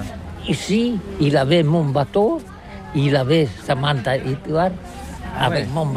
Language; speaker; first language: French; non-native, learner; Catalan